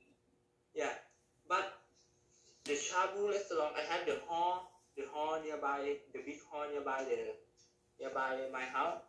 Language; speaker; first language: English; non-native, learner; Thai